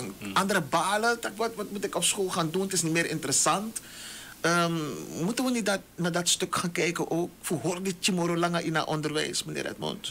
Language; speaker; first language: Dutch; native; Dutch